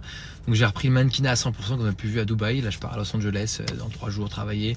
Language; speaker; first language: French; native; French